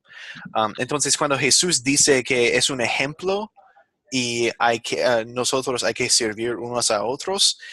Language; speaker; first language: Spanish; non-native, fluent; English